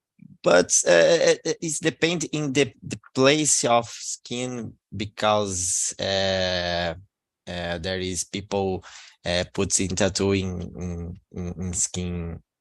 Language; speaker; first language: English; non-native, learner; Portuguese